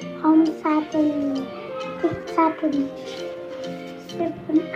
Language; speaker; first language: Arabic; non-native, learner; Indonesian